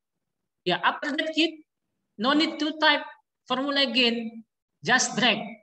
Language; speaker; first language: English; non-native, learner; Indonesian